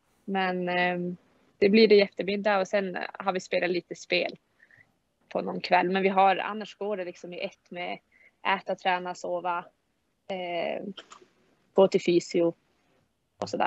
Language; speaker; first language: Swedish; native; Swedish